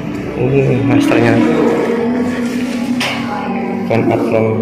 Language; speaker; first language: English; non-native, learner; Javanese